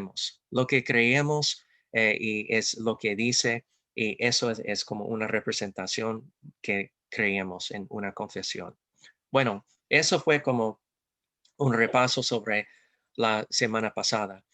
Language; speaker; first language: Spanish; non-native, fluent; English